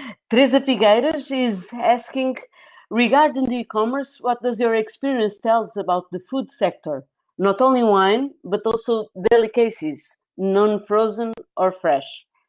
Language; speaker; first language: English; non-native, fluent; Portuguese